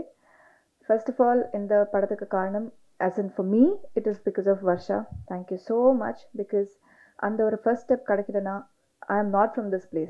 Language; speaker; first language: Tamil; non-native, learner; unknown